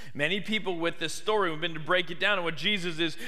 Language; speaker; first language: English; native; English